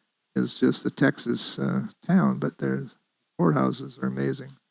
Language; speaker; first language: English; native; English